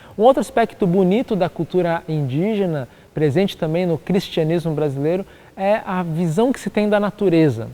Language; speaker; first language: Portuguese; native; Portuguese